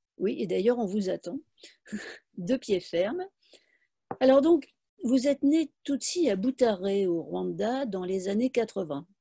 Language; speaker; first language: French; native; French